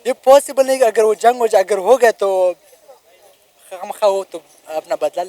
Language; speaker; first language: Hindi; non-native, local second language; Pashto